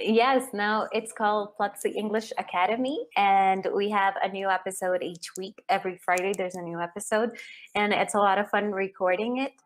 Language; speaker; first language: English; non-native, fluent; Spanish